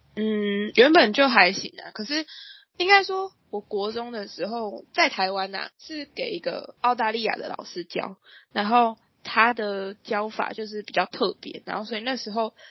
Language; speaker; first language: Chinese; native; Chinese